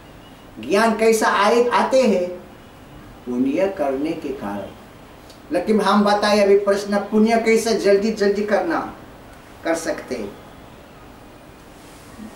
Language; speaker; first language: Hindi; non-native, learner; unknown